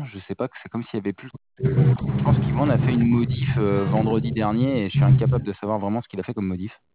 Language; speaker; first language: French; native; French